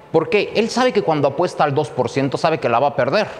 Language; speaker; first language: Spanish; native; Spanish